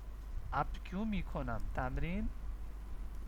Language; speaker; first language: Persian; non-native, fluent; Urdu